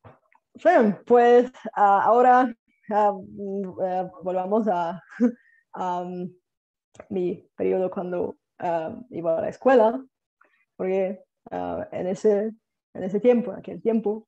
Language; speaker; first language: Spanish; non-native, fluent; Bulgarian